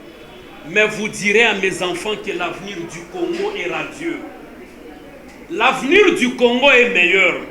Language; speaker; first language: French; non-native, local second language; Lingala